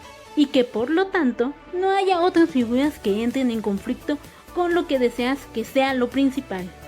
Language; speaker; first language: Spanish; native; Spanish